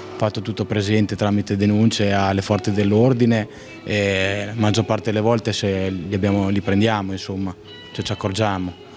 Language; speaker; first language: Italian; native; Italian